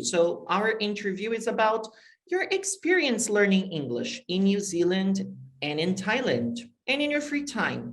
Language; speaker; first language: English; non-native, fluent; Portuguese